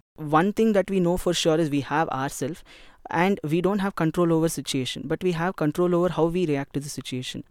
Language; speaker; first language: English; non-native, local second language; Kannada